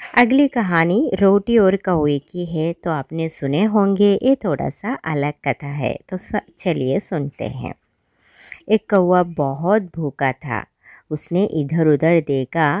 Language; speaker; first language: Hindi; non-native, local second language; Malayalam